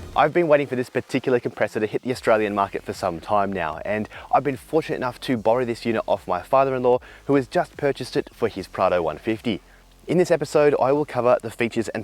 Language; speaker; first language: English; native; English